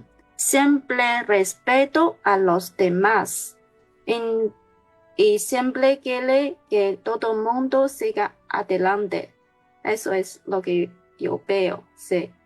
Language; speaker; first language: Spanish; non-native, learner; Chinese